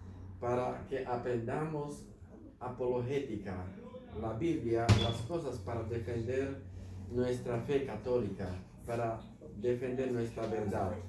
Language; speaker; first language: Spanish; non-native, fluent; Slovak